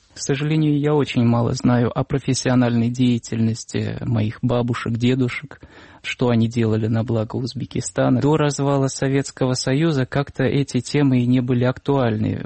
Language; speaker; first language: Russian; native; Russian